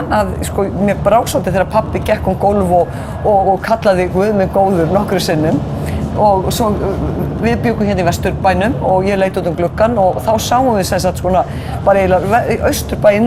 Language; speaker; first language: Icelandic; native; Icelandic